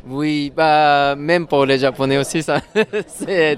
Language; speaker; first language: French; non-native, fluent; Japanese